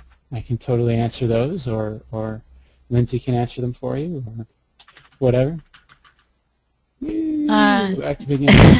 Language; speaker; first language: English; native; English